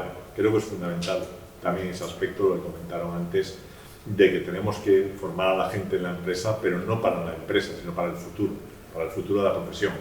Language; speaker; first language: Spanish; native; Spanish